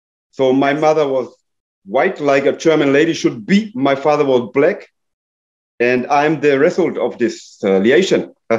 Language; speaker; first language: English; non-native, fluent; German